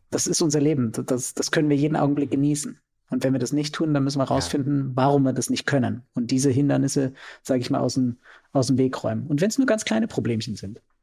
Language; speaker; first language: German; native; German